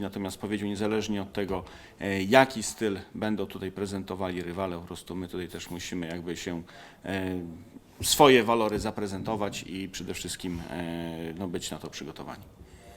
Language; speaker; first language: Polish; native; Polish